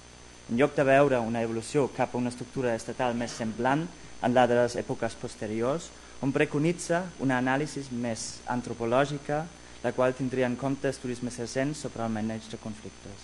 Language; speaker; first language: Catalan; non-native, fluent; German